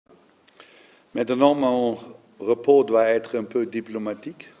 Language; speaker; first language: French; non-native, fluent; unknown